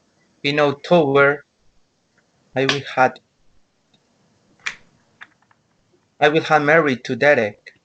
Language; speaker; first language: English; non-native, learner; Spanish